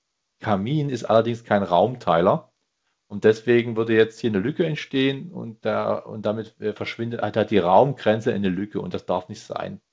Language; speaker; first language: German; native; German